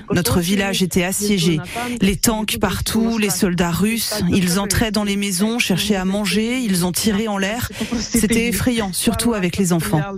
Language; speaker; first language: French; non-native, fluent; Ukrainian